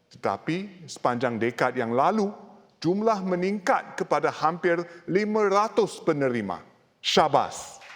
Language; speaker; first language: Malay; non-native, local second language; English